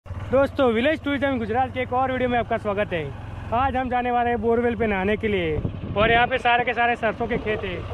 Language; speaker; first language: Hindi; non-native, local second language; Gujarati